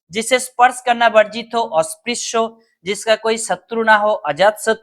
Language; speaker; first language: Hindi; non-native, local second language; Bangla